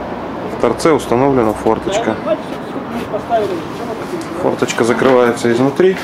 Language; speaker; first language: Russian; native; Russian